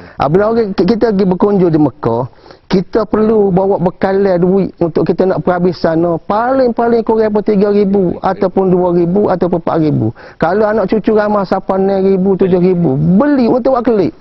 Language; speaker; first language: Malay; native; Malay